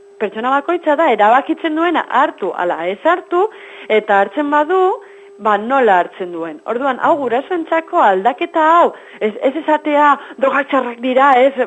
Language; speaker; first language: Basque; non-native, local second language; Spanish